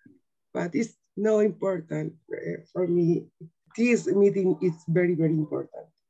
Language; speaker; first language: English; non-native, learner; Spanish